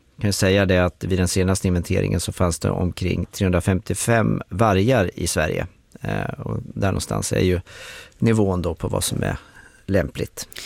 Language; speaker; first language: Swedish; native; Swedish